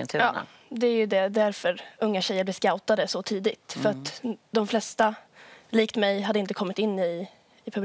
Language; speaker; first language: Swedish; native; Swedish